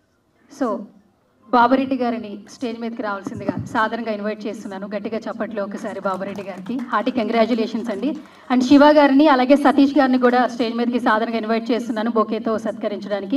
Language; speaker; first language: Telugu; native; Telugu